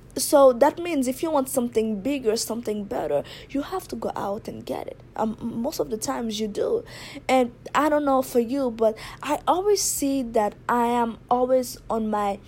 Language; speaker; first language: English; non-native, fluent; Haitian Creole